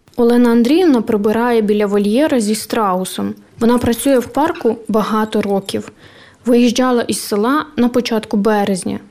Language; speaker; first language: Ukrainian; native; Ukrainian